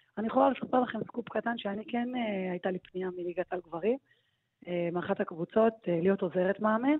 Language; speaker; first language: Hebrew; native; Hebrew